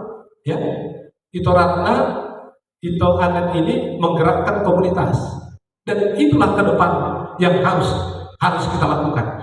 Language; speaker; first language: Indonesian; native; Indonesian